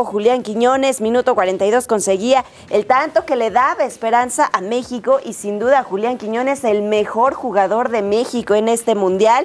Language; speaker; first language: Spanish; native; Spanish